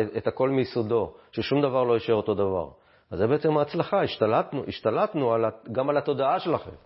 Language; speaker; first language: Hebrew; native; Hebrew